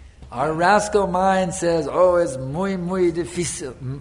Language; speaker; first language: Spanish; non-native, learner; English